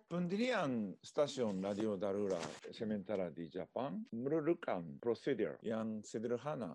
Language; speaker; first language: Indonesian; non-native, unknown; Japanese